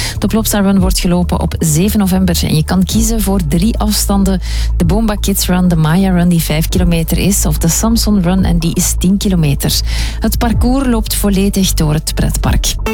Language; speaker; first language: Dutch; native; Dutch